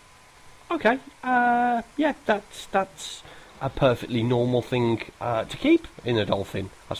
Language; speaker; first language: English; native; English